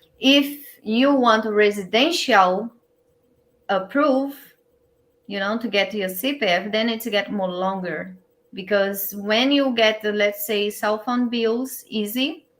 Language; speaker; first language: English; non-native, learner; Portuguese